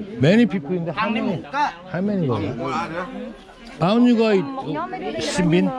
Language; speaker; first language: English; non-native, learner; Korean